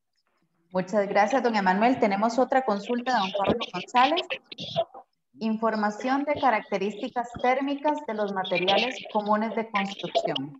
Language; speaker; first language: Spanish; native; Spanish